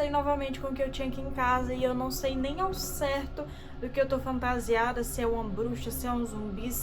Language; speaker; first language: Portuguese; native; Portuguese